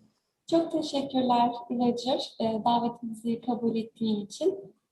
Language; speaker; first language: Turkish; native; Turkish